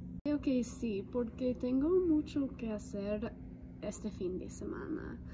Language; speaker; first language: Spanish; non-native, learner; English